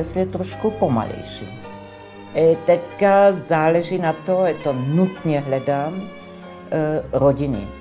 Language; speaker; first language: Czech; non-native, local second language; English